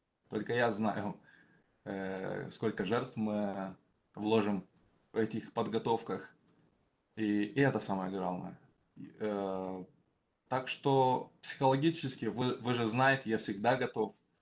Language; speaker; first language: Russian; non-native, local second language; Romanian